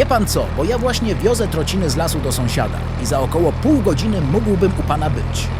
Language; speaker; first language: Polish; native; Polish